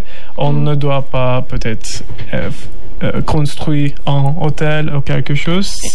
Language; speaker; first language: French; non-native, learner; Turkish